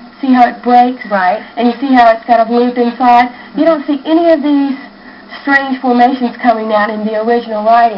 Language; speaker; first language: English; native; English